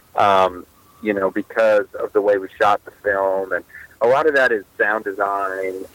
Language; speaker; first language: English; native; English